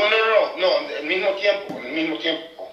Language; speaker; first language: Spanish; early bilingual, heritage; Spanish